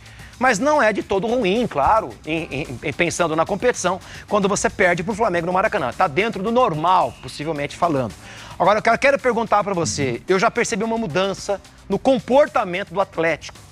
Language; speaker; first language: Portuguese; native; Portuguese